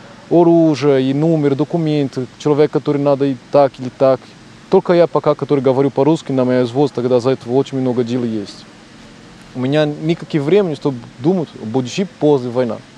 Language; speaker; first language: Russian; non-native, learner; Portuguese